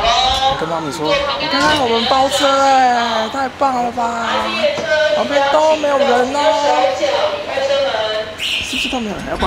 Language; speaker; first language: Chinese; native; Chinese